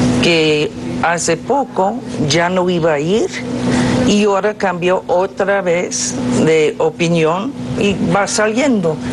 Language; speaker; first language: Spanish; non-native, fluent; English